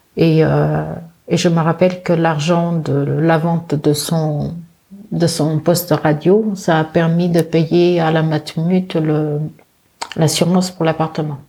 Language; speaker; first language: French; early bilingual, other home language; Portuguese